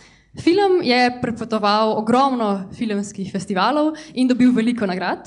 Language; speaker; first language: Slovenian; native; Slovenian